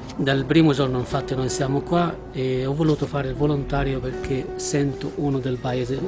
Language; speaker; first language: Italian; non-native, fluent; Arabic